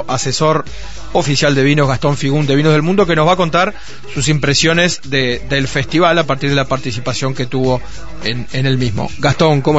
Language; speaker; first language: Spanish; native; Spanish